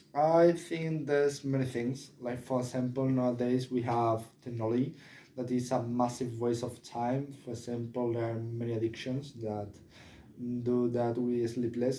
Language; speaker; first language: English; non-native, learner; Spanish